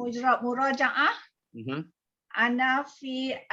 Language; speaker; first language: Arabic; non-native, learner; Malay